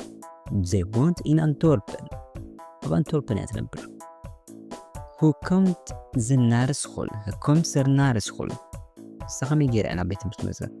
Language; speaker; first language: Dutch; non-native, fluent; Tigrinya